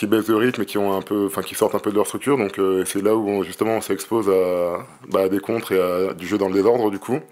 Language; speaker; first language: French; native; French